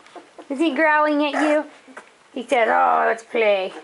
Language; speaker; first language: English; native; English